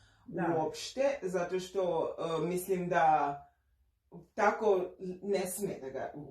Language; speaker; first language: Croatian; non-native, fluent; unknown